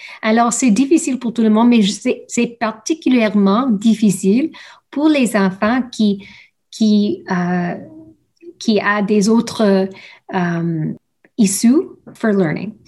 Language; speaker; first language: French; non-native, learner; English